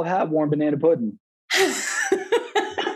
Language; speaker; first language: English; native; English